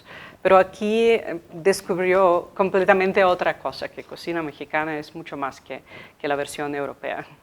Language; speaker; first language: Spanish; non-native, fluent; Ukrainian